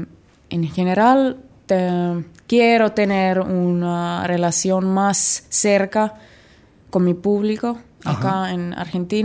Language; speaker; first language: Spanish; non-native, learner; Finnish